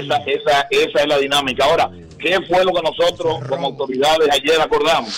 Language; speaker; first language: Spanish; native; Spanish